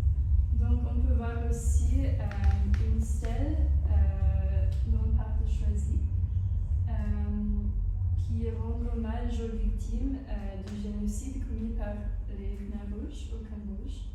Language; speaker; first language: French; non-native, fluent; English